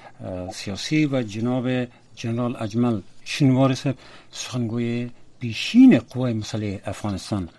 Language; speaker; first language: Persian; native; Persian